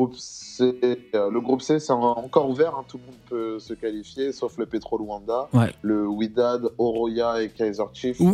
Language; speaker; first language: French; native; French